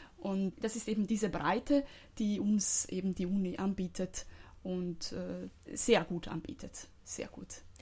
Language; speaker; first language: German; non-native, fluent; Croatian